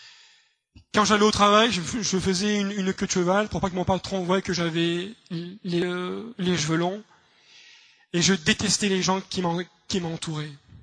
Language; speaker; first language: French; native; French